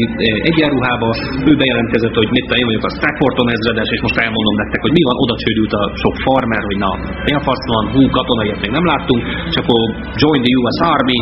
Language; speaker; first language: Hungarian; native; Hungarian